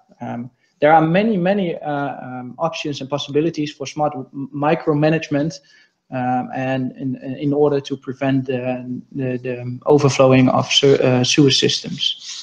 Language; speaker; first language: English; non-native, fluent; Dutch